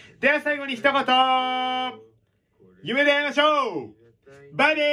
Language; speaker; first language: Japanese; native; Japanese